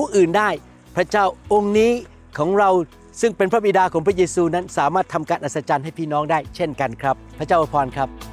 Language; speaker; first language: Thai; native; Thai